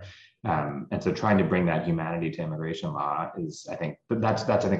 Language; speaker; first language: English; native; English